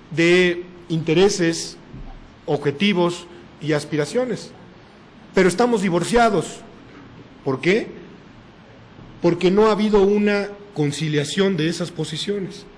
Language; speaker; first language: Spanish; native; Spanish